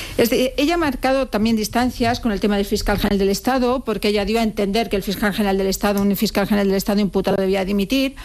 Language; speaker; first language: Spanish; native; Spanish